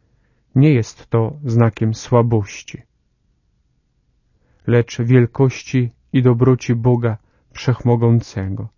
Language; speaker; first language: Polish; native; Polish